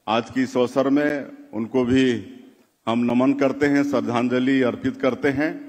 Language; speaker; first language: Hindi; native; Hindi